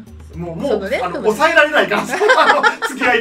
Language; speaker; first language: Japanese; native; Japanese